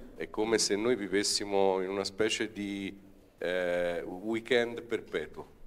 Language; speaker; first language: Italian; native; Italian